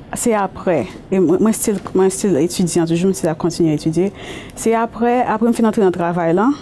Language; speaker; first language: Haitian Creole; native; Haitian Creole